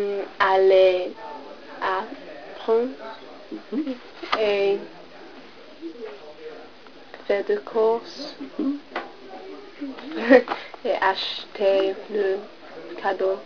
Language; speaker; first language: French; non-native, learner; English